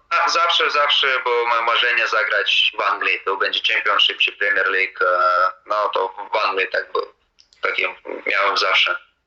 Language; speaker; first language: Polish; non-native, fluent; Latvian